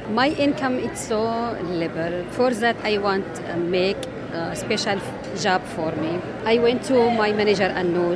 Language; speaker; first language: English; non-native, learner; Arabic